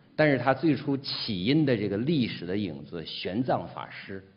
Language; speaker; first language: Chinese; native; Chinese